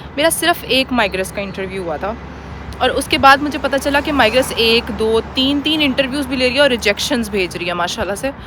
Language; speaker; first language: Urdu; native; Urdu